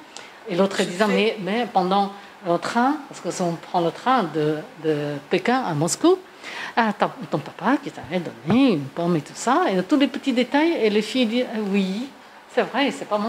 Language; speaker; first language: French; non-native, fluent; Chinese